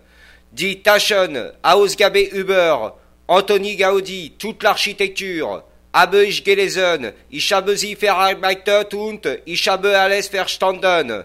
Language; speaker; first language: German; non-native, learner; French